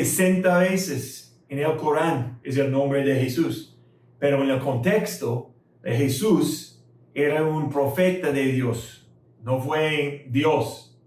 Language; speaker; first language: Spanish; non-native, fluent; English